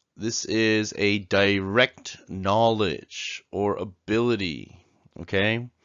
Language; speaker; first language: English; native; English